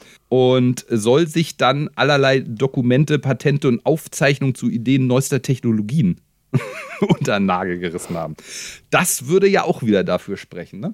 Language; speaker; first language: German; native; German